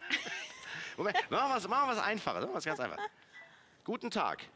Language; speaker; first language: German; native; German